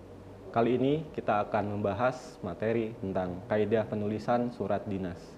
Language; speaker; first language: Indonesian; native; Indonesian